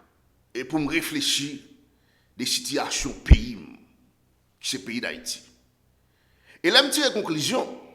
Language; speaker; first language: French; non-native, local second language; Haitian Creole